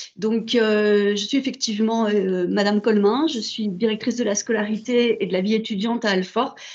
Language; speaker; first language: French; native; French